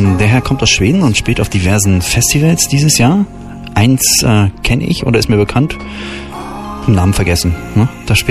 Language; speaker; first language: German; native; German